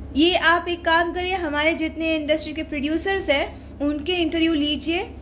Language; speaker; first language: Hindi; non-native, local second language; Gujarati